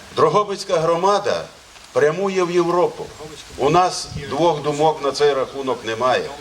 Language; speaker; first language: Ukrainian; native; Ukrainian